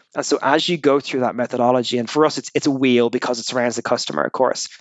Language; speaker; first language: English; native; English